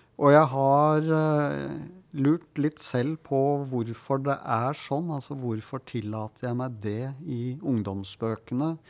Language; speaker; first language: Norwegian; native; Norwegian